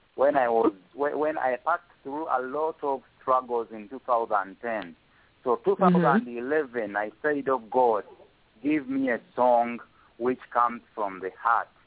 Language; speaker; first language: English; non-native, local second language; Ganda